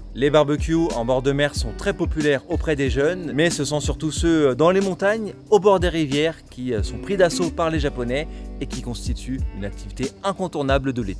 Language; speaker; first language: French; native; French